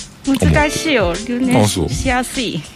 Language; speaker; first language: Japanese; non-native, learner; Chinese